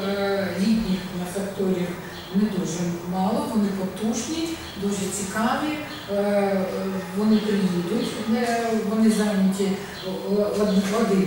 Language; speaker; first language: Ukrainian; non-native, local second language; Russian